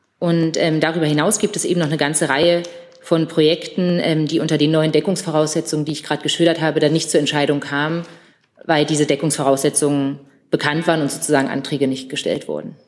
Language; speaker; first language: German; native; German